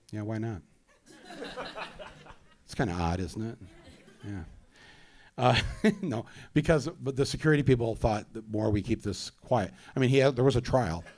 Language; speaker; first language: English; native; English